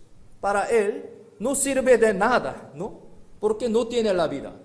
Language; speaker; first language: Spanish; non-native, learner; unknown